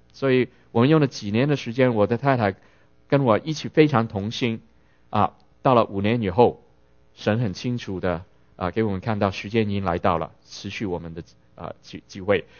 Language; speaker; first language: Chinese; non-native, local second language; Cantonese